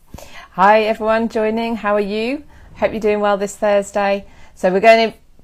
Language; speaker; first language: English; native; English